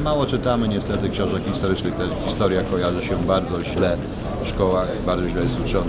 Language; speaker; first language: Polish; native; Polish